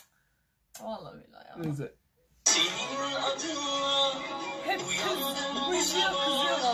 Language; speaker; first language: Turkish; non-native, learner; English